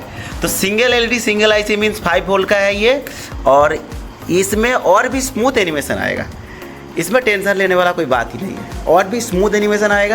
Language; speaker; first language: Hindi; non-native, local second language; Odia